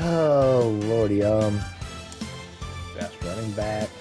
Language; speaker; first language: English; native; English